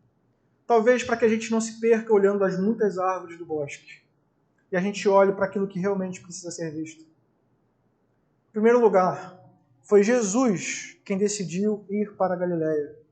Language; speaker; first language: Portuguese; native; Portuguese